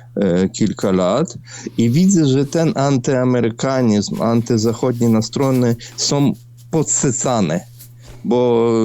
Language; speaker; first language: Polish; non-native, fluent; Ukrainian